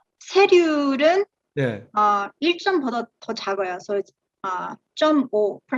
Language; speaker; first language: Korean; early bilingual, heritage; Korean